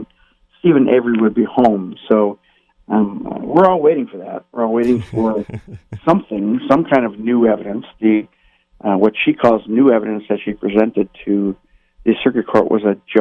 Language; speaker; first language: English; native; English